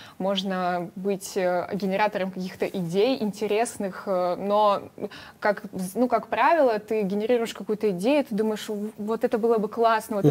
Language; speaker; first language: Russian; native; Russian